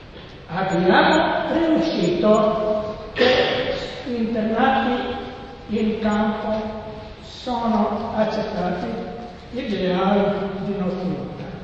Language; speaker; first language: Italian; non-native, learner; Serbian